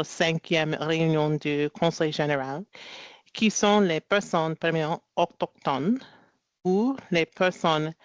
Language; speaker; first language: French; non-native, learner; English